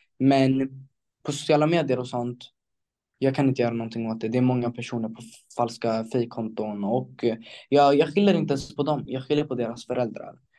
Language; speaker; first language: Swedish; early bilingual, other home language; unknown